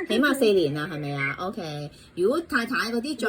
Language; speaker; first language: Cantonese; native; Cantonese